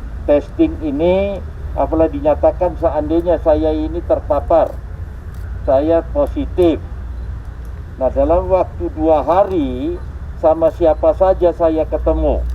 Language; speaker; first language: Indonesian; native; Indonesian